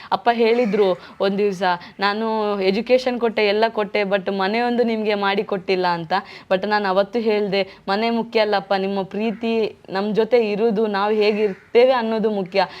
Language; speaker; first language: Kannada; non-native, local second language; Tulu